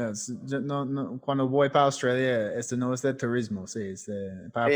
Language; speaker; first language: Spanish; non-native, fluent; English